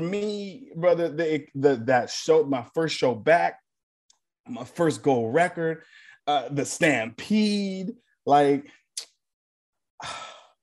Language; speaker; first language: English; native; English